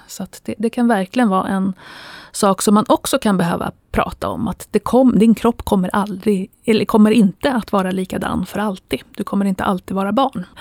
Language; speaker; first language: Swedish; native; Swedish